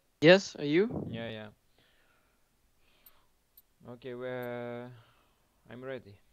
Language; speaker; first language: English; non-native, learner; French